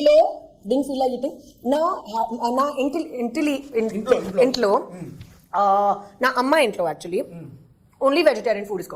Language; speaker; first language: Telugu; non-native, learner; Hindi